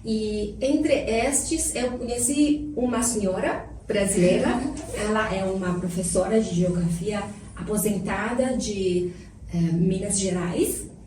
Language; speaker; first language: Portuguese; non-native, fluent; Chinese